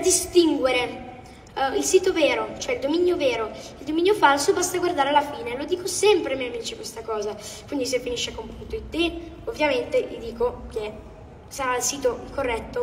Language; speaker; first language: Italian; early bilingual, heritage; English